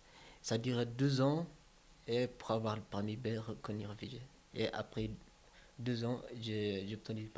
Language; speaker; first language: French; non-native, learner; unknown